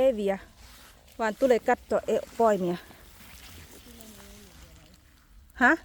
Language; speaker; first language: Finnish; non-native, learner; Thai